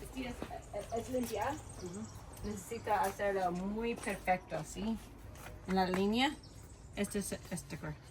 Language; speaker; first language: Spanish; non-native, learner; English